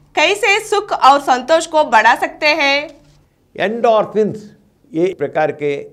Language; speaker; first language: Hindi; non-native, local second language; Telugu